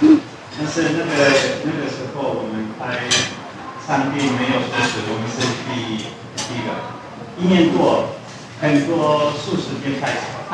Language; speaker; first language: Chinese; non-native, learner; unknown